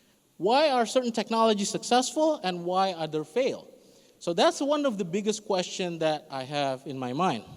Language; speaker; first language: English; non-native, fluent; Indonesian